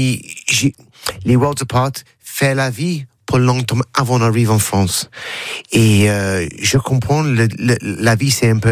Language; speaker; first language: French; non-native, learner; English